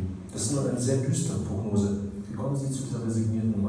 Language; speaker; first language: German; native; German